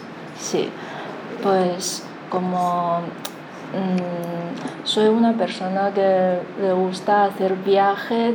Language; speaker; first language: Spanish; non-native, fluent; Chinese